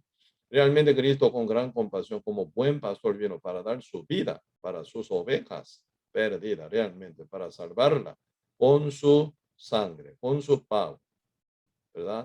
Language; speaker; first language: Spanish; non-native, fluent; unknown